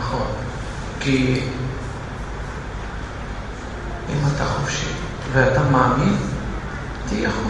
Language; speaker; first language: Hebrew; non-native, fluent; Russian